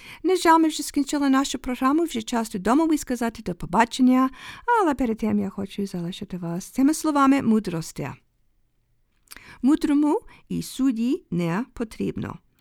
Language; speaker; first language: Ukrainian; early bilingual, heritage; Ukrainian